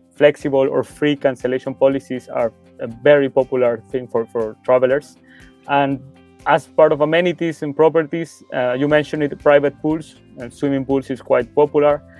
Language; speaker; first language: English; non-native, fluent; Spanish